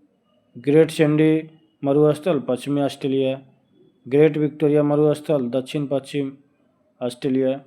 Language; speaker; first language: Hindi; native; Hindi